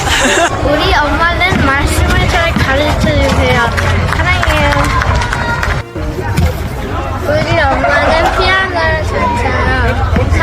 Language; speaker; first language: Korean; early bilingual, heritage; Korean